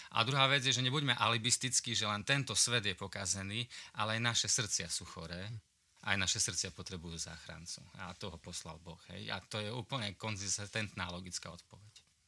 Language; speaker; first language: Slovak; native; Slovak